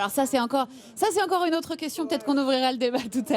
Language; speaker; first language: French; native; French